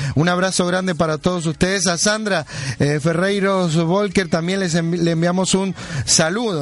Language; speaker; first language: Spanish; native; Spanish